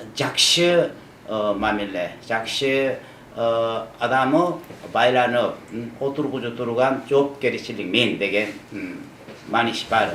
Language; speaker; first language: Kyrgyz; non-native, learner; Korean